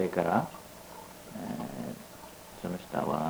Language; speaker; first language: Japanese; native; Japanese